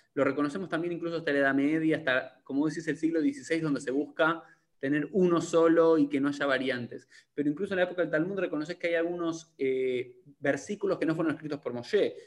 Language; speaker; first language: Spanish; native; Spanish